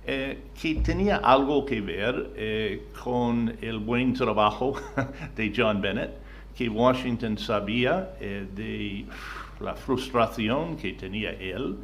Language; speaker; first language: Spanish; non-native, fluent; English